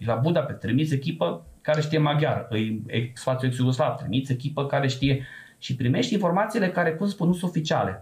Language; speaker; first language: Romanian; non-native, local second language; Serbian